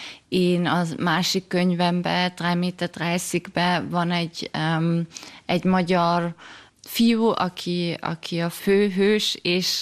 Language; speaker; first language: Hungarian; early bilingual, heritage; German